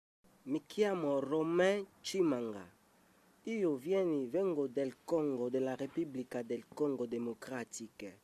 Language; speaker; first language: Italian; non-native, learner; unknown